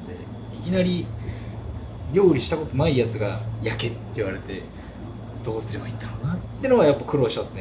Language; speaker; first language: Japanese; native; Japanese